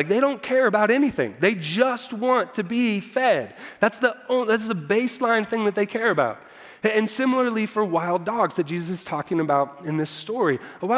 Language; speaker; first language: English; native; English